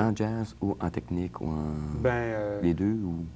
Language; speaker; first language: French; native; French